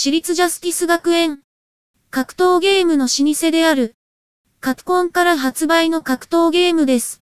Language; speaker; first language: Japanese; native; Japanese